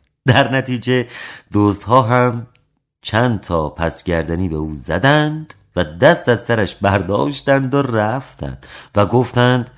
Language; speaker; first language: Persian; native; Persian